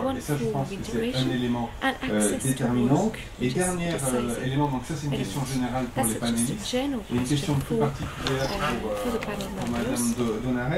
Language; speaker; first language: French; native; French